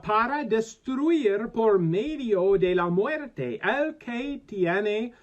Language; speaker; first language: Spanish; non-native, learner; English